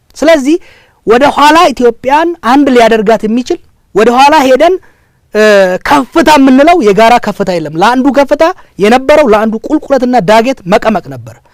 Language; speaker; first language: Amharic; non-native, local second language; Oromo